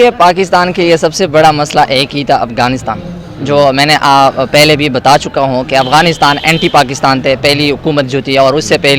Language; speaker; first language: Hindi; non-native, local second language; Pashto